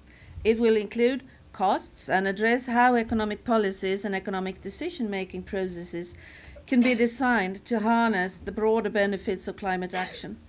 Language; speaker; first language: English; non-native, fluent; Swedish